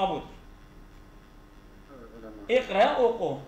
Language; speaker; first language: Arabic; non-native, fluent; Turkish